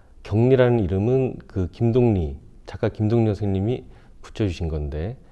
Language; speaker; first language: Korean; native; Korean